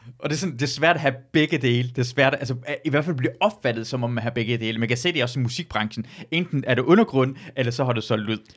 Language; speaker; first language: Danish; early bilingual, other home language; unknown